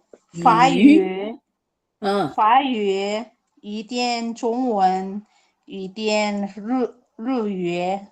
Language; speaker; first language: Chinese; non-native, learner; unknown